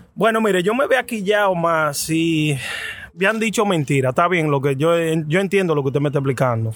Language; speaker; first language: Spanish; native; Spanish